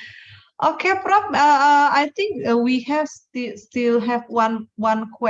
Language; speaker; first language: English; non-native, fluent; Indonesian